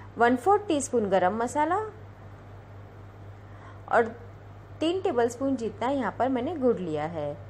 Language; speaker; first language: Hindi; non-native, local second language; Gujarati